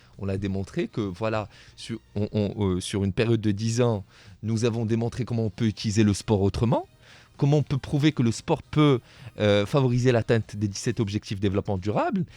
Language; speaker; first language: French; non-native, local second language; Arabic